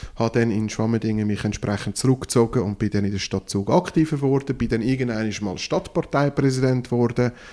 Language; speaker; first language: German; non-native, local second language; French